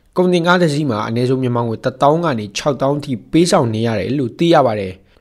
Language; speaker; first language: Burmese; non-native, local second language; Kachin